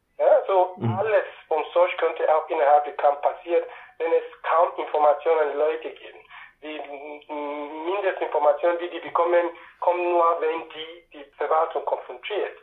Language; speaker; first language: German; non-native, learner; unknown